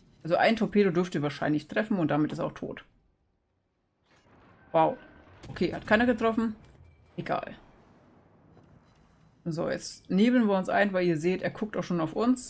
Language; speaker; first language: German; native; German